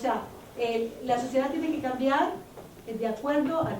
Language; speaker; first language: Spanish; early bilingual, heritage; Spanish